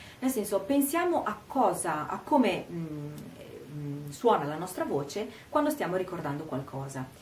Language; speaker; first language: Italian; native; Italian